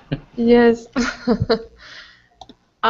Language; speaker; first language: English; non-native, learner; Arabic